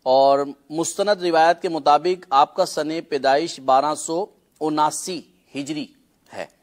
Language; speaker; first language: Urdu; non-native, local second language; Punjabi